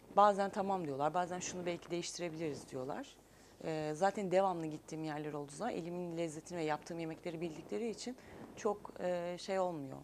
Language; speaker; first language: Turkish; native; Turkish